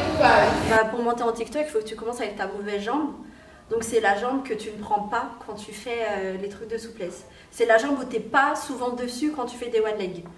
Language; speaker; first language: French; native; French